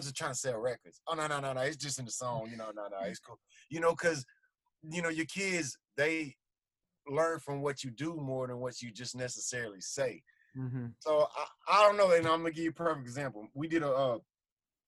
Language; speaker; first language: English; native; English